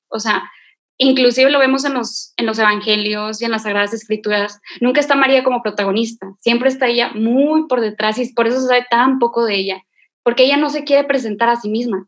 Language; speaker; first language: Spanish; native; Spanish